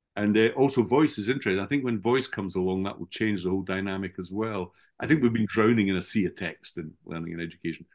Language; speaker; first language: English; native; English